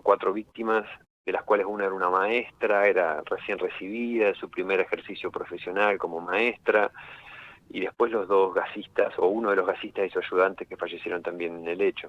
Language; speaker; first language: Spanish; native; Spanish